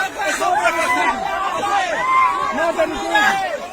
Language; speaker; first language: Portuguese; non-native, learner; Haitian Creole